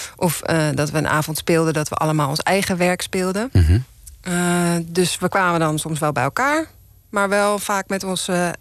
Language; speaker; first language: Dutch; native; Dutch